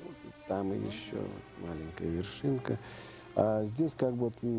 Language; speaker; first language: Russian; native; Russian